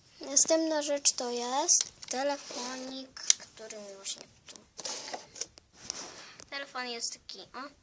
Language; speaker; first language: Polish; early bilingual, heritage; Polish